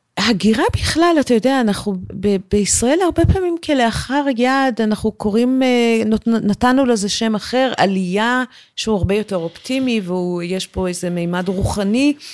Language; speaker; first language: Hebrew; early bilingual, other home language; Persian